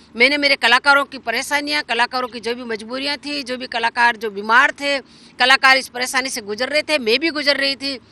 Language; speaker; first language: Hindi; native; Hindi